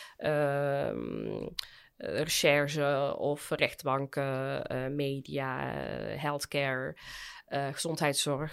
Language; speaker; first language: Dutch; early bilingual, other home language; Arabic